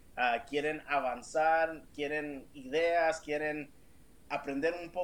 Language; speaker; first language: Spanish; early bilingual, heritage; Spanish